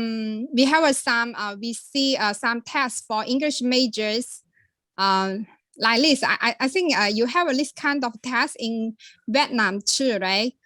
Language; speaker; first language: English; non-native, learner; Chinese